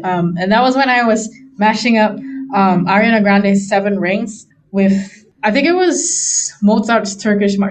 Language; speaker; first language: English; non-native, local second language; Chinese